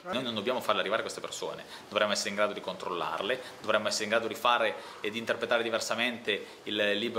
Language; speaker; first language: Italian; native; Italian